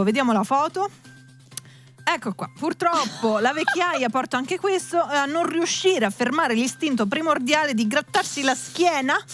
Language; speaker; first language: Italian; native; Italian